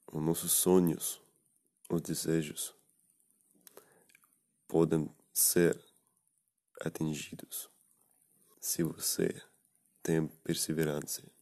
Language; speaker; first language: Portuguese; non-native, learner; Spanish